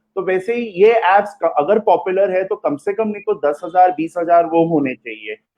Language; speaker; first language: Hindi; non-native, local second language; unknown